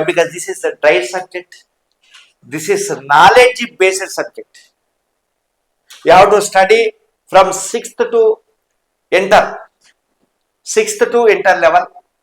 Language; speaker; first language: English; non-native, local second language; Telugu